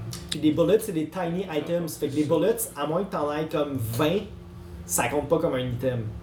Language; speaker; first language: French; native; French